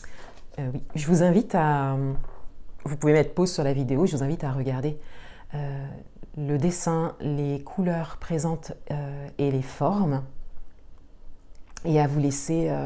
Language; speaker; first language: French; native; French